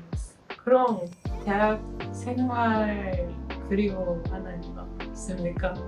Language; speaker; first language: Korean; non-native, learner; Dutch